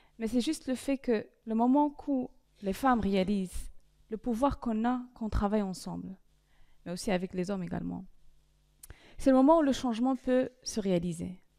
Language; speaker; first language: French; non-native, local second language; Arabic